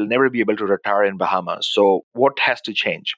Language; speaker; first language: English; non-native, local second language; Urdu